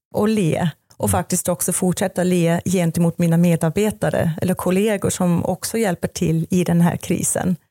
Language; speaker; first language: Swedish; non-native, fluent; German